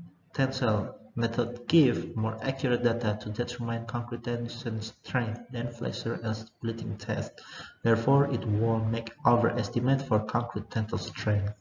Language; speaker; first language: English; non-native, learner; Indonesian